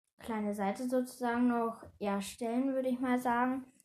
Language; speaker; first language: German; native; German